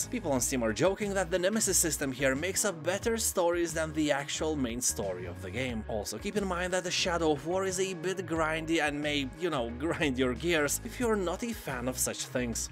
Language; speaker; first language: English; non-native, fluent; Lithuanian